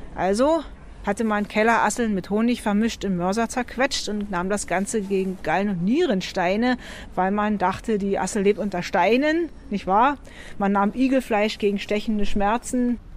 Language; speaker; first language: German; native; German